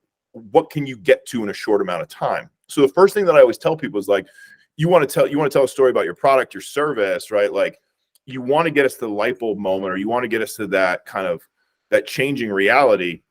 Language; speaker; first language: English; native; English